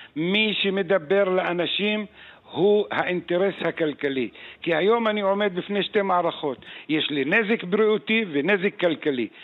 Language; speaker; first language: Hebrew; non-native, local second language; Arabic